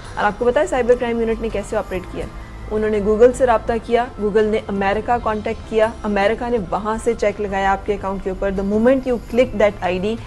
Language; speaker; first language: Urdu; native; Urdu